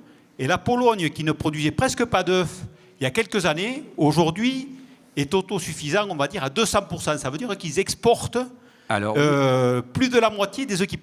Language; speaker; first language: French; native; French